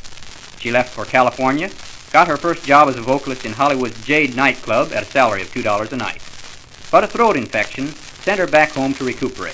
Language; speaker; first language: English; native; English